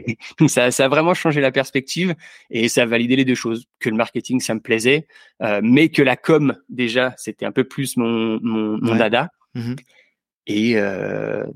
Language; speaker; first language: French; native; French